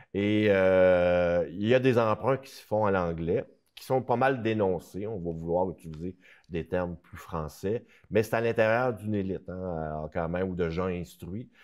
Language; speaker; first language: French; native; French